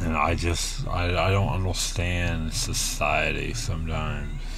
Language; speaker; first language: English; native; English